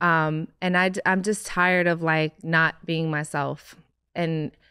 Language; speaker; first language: English; native; English